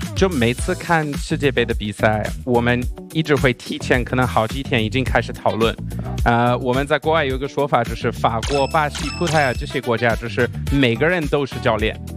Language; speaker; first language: Chinese; non-native, fluent; French